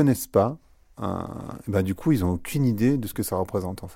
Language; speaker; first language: French; native; French